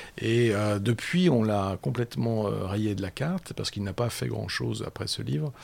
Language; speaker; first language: French; native; French